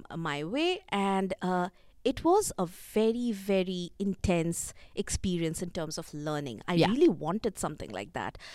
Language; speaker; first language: English; non-native, local second language; Bangla